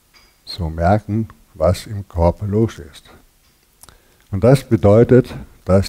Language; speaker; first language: German; non-native, learner; Danish